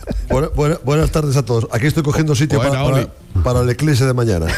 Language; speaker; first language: Spanish; native; Spanish